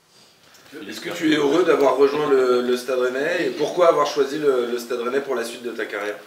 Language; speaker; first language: French; native; French